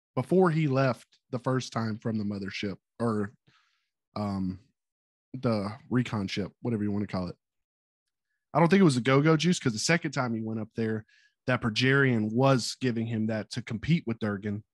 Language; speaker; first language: English; native; English